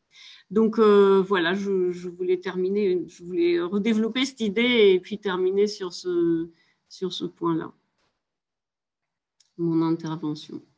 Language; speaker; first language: French; native; French